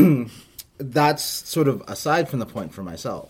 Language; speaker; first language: English; native; English